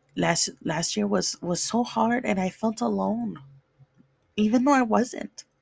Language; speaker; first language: English; native; English